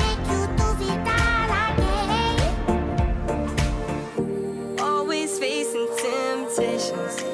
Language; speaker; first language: English; native; English